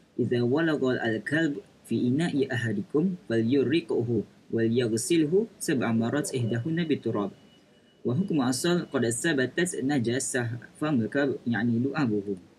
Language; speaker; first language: Arabic; non-native, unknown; Malay